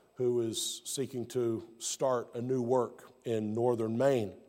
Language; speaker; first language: English; native; English